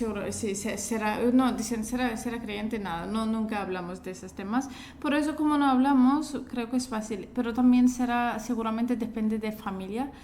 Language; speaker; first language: Spanish; non-native, fluent; Azerbaijani